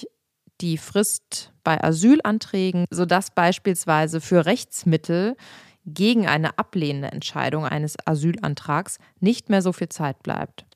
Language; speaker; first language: German; native; German